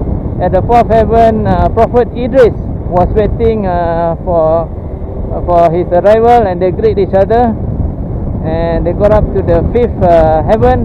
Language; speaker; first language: English; non-native, local second language; Malay